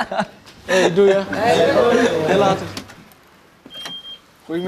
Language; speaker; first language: Dutch; early bilingual, other home language; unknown